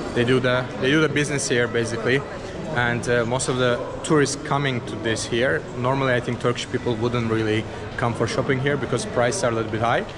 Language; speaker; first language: English; non-native, fluent; Azerbaijani